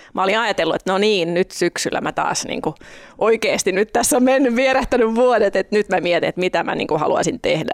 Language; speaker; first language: Finnish; non-native, local second language; Swedish